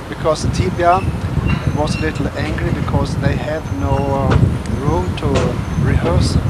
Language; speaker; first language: English; non-native, fluent; Swedish